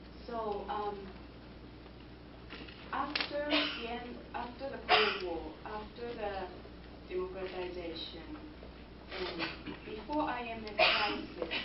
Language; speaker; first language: English; non-native, fluent; Japanese